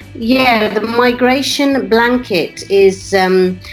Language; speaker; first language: English; native; English